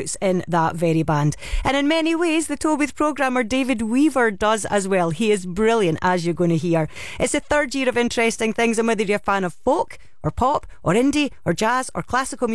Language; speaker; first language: English; native; English